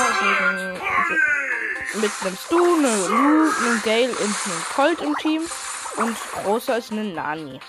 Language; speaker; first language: German; native; German